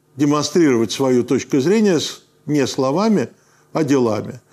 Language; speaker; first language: Russian; native; Russian